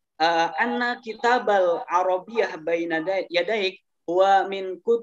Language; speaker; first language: Arabic; non-native, learner; Indonesian